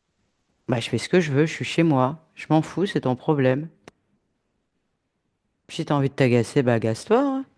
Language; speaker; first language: French; native; French